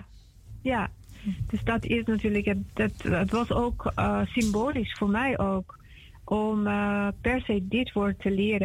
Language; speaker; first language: Dutch; non-native, fluent; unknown